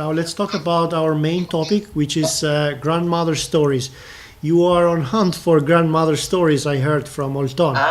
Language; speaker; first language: English; non-native, fluent; Albanian